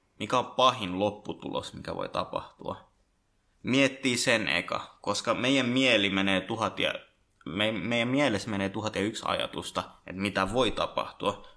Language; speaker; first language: Finnish; early bilingual, other home language; Bangla